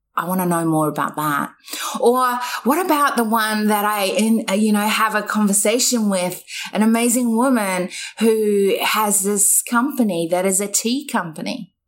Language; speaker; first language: English; native; English